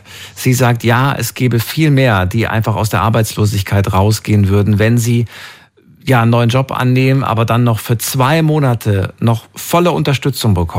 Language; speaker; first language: German; native; German